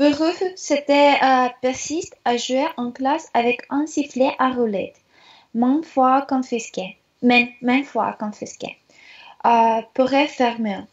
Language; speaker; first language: French; non-native, learner; Russian